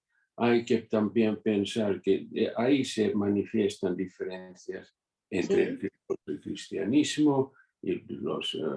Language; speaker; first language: Spanish; non-native, fluent; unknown